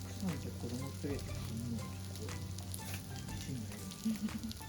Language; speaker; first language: Japanese; native; Japanese